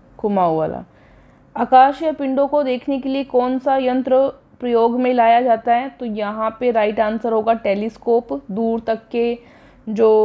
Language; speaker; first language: Hindi; native; Hindi